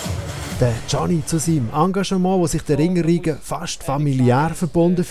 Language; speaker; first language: German; native; German